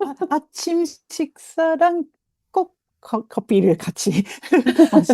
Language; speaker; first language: Korean; non-native, fluent; Japanese